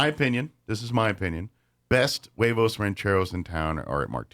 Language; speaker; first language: English; native; English